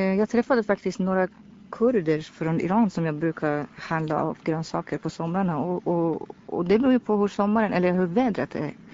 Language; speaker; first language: Swedish; non-native, fluent; Persian